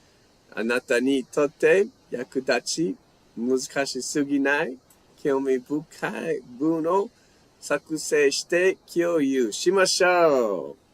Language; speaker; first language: Japanese; non-native, fluent; English